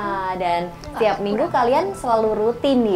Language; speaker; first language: Indonesian; native; Indonesian